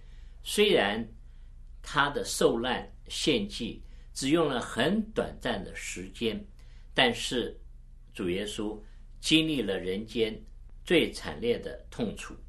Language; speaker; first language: Chinese; native; Chinese